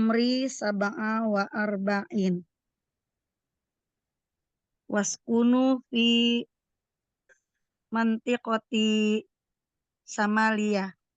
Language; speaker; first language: Arabic; non-native, learner; Indonesian